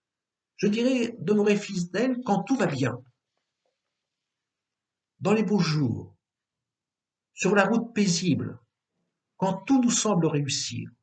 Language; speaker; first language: French; native; French